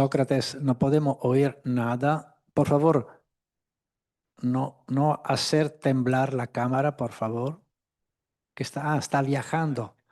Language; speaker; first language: Spanish; non-native, fluent; Italian